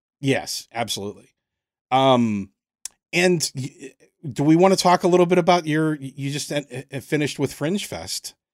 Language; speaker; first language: English; native; English